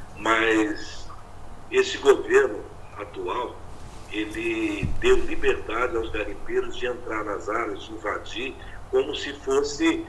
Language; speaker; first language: Portuguese; native; Portuguese